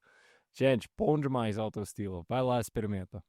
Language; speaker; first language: Portuguese; non-native, fluent; English